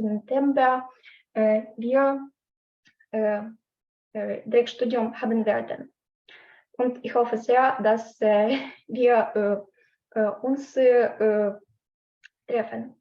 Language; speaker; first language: German; non-native, learner; Ukrainian